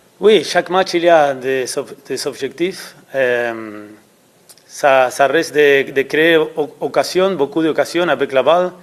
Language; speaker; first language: French; non-native, learner; Spanish